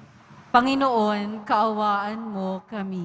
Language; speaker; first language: Filipino; native; Filipino